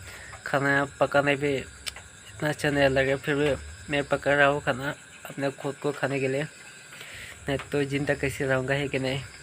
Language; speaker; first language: Hindi; non-native, local second language; Santali